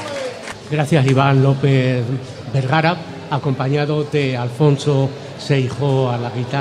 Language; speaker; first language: Spanish; native; Spanish